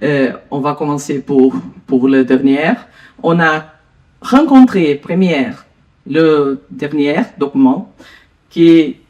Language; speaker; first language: French; non-native, learner; Portuguese